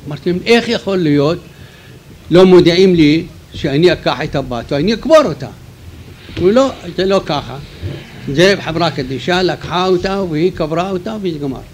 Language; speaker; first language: Hebrew; non-native, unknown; Arabic